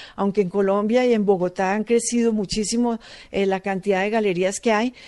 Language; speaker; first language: Spanish; native; Spanish